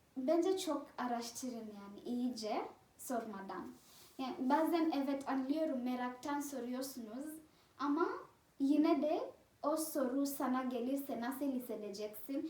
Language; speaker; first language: Turkish; non-native, fluent; Swahili